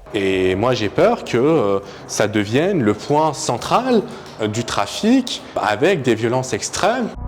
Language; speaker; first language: French; early bilingual, other home language; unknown